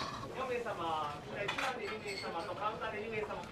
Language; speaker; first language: Japanese; native; Japanese